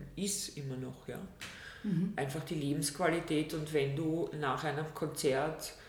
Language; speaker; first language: German; native; German